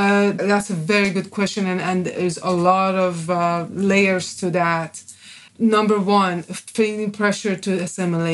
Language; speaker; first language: English; non-native, fluent; Persian